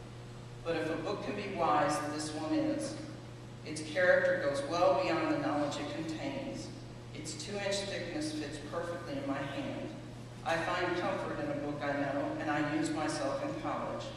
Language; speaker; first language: English; native; English